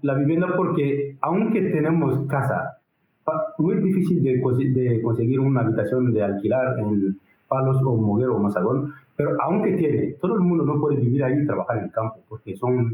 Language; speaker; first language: Spanish; non-native, learner; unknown